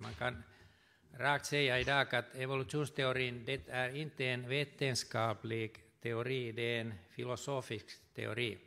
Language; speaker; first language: Swedish; non-native, fluent; Finnish